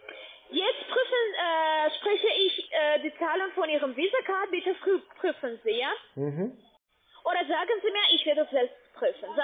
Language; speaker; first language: German; non-native, learner; Russian